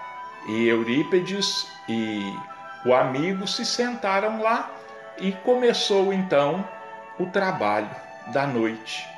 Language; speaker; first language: Portuguese; native; Portuguese